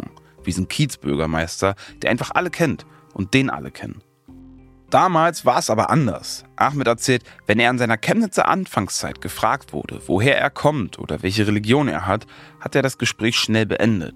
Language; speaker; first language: German; native; German